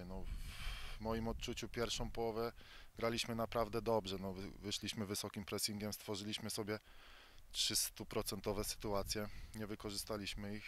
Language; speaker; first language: Polish; native; Polish